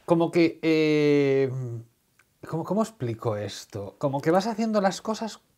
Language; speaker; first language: Spanish; native; Spanish